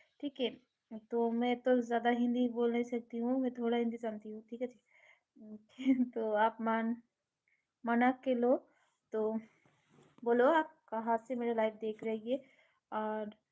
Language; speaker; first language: Hindi; non-native, local second language; Bangla